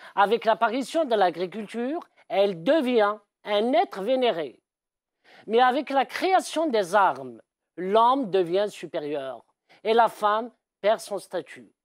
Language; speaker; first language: French; non-native, local second language; Arabic